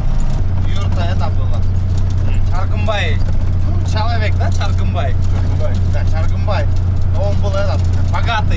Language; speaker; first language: Russian; non-native, local second language; Kyrgyz